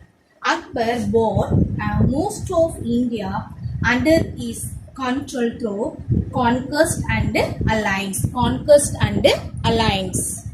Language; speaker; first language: English; non-native, local second language; Tamil